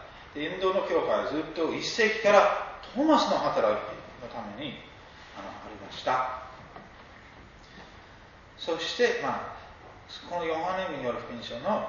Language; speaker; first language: Japanese; non-native, fluent; English